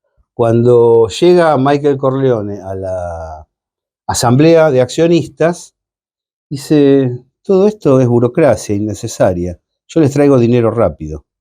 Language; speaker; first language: Spanish; native; Spanish